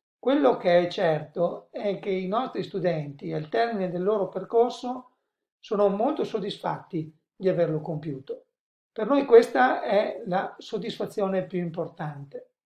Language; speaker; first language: Italian; native; Italian